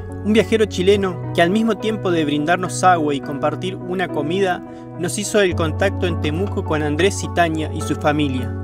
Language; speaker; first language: Spanish; native; Spanish